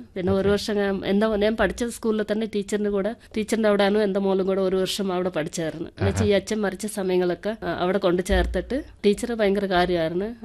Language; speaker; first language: Malayalam; non-native, local second language; Telugu